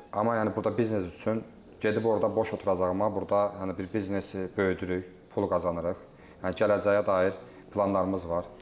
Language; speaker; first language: Azerbaijani; native; Azerbaijani